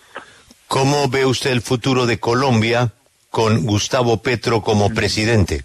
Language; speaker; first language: Spanish; native; Spanish